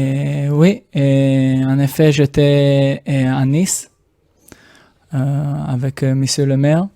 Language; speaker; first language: French; non-native, fluent; Hebrew